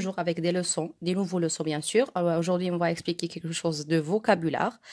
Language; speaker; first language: French; non-native, local second language; Arabic